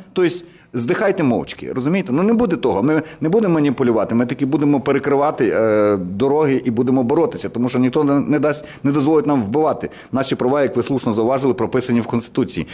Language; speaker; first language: Ukrainian; non-native, local second language; Russian